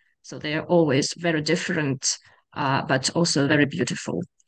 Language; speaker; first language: English; non-native, fluent; Ukrainian